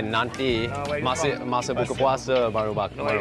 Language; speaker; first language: Indonesian; non-native, learner; English